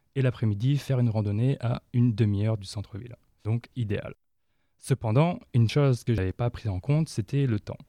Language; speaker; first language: French; native; French